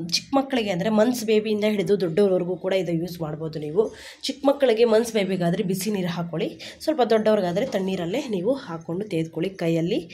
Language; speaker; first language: Kannada; non-native, local second language; Telugu